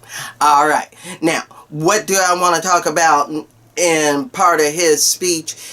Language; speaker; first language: English; native; English